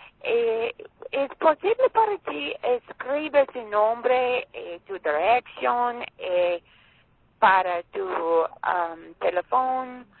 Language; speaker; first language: Spanish; non-native, learner; English